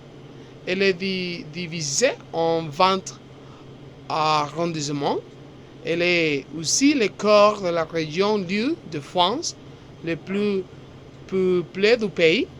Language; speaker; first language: French; non-native, learner; Spanish